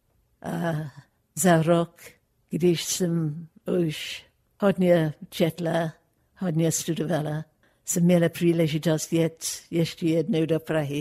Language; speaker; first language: Czech; non-native, fluent; English